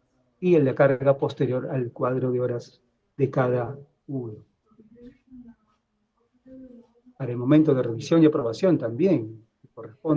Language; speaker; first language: Spanish; native; Spanish